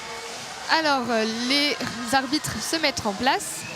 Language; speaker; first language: French; native; French